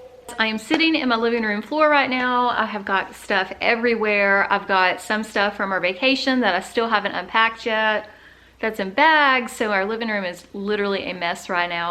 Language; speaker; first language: English; native; English